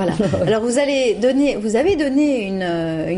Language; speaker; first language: French; native; French